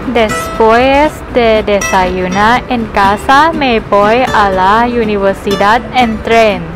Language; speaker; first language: Spanish; non-native, learner; Thai